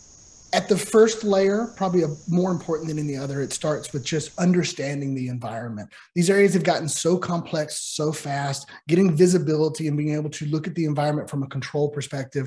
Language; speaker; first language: English; native; English